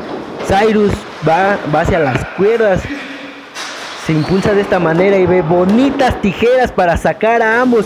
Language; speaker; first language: Spanish; native; Spanish